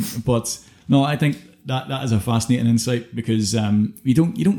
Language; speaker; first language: English; native; English